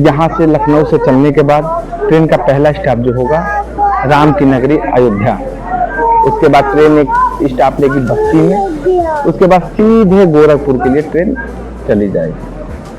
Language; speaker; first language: Hindi; native; Hindi